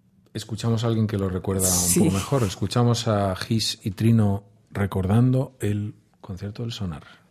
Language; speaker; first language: Spanish; native; Spanish